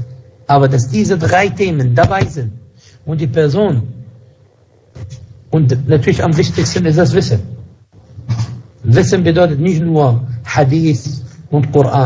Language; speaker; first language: German; non-native, fluent; Arabic